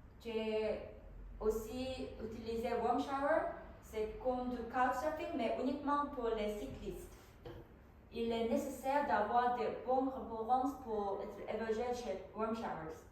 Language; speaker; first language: French; non-native, learner; Korean